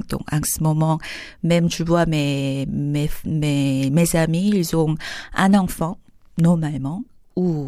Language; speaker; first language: French; non-native, fluent; Korean